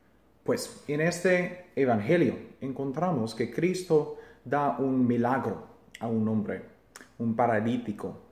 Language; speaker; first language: Spanish; non-native, fluent; English